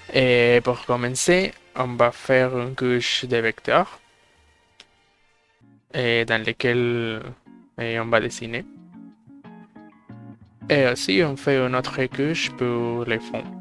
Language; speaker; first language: French; non-native, fluent; Spanish